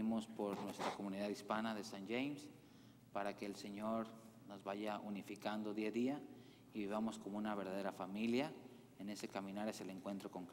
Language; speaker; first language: Spanish; native; Spanish